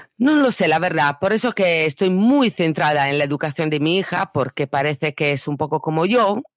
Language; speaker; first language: Spanish; non-native, fluent; Italian